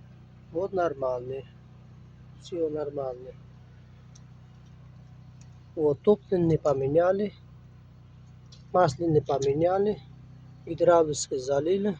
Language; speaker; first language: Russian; non-native, local second language; Uzbek